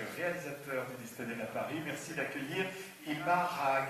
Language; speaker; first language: French; native; French